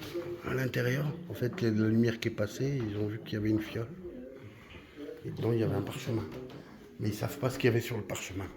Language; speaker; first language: French; native; French